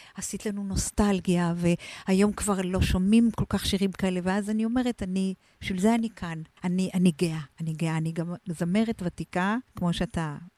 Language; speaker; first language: Hebrew; native; Hebrew